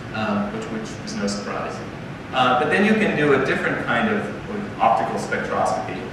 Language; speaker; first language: English; native; English